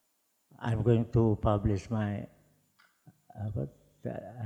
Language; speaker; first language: English; non-native, fluent; Javanese